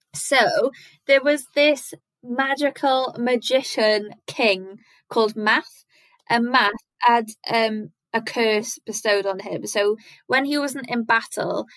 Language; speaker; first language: English; native; English